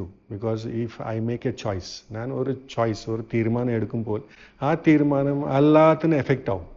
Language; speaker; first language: Malayalam; non-native, fluent; Hindi